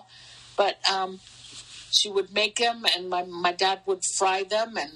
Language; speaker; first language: English; early bilingual, other home language; Spanish